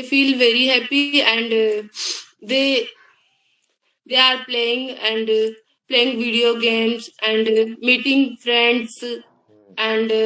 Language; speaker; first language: English; non-native, learner; Hindi